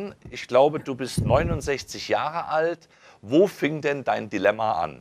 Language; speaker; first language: German; native; German